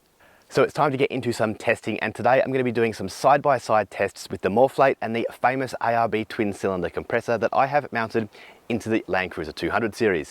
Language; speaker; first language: English; native; English